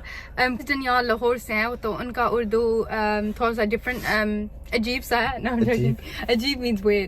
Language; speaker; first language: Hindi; early bilingual, heritage; Urdu